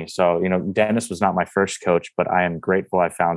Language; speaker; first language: English; native; English